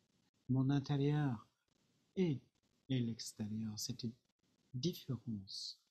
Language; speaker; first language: French; non-native, fluent; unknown